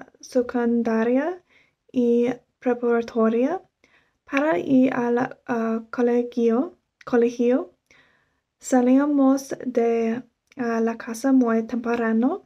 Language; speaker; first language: Spanish; non-native, learner; English